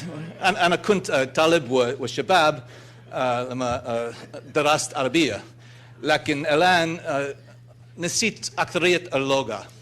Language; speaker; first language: Arabic; non-native, learner; English